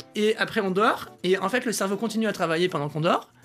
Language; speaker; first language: French; native; French